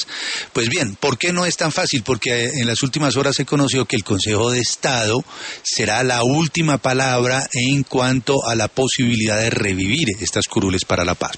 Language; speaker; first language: Spanish; native; Spanish